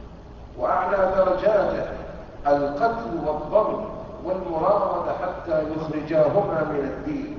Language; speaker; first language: Arabic; native; Arabic